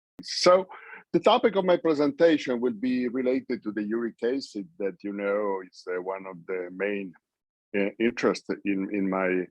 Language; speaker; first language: English; non-native, fluent; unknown